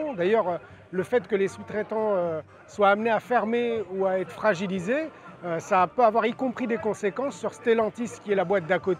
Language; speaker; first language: French; native; French